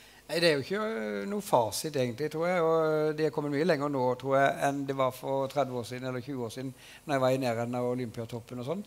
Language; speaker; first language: Norwegian; native; Norwegian